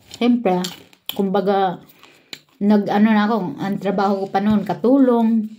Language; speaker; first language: Filipino; non-native, local second language; Cebuano